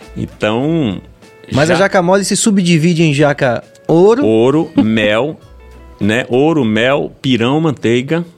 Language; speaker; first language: Portuguese; native; Portuguese